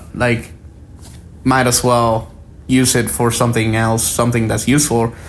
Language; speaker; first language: English; early bilingual, other home language; Spanish